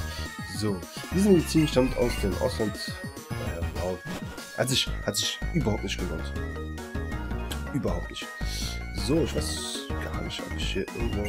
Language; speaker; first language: German; native; German